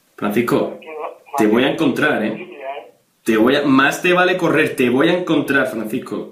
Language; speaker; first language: Spanish; native; Spanish